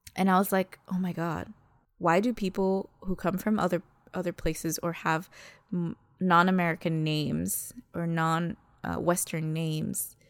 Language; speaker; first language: English; early bilingual, other home language; Malagasy